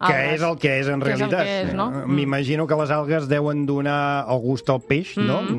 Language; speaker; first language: Catalan; native; Catalan